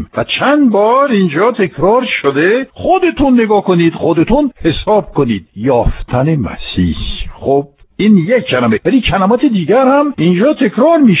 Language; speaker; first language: Persian; non-native, fluent; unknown